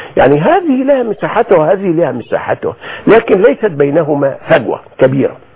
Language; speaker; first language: Arabic; native; Arabic